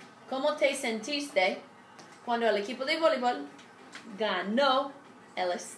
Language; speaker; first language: Spanish; non-native, learner; English